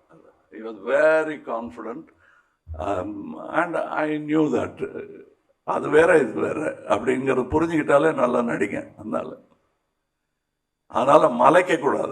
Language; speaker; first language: Tamil; native; Tamil